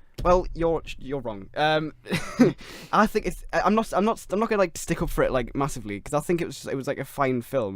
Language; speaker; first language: English; native; English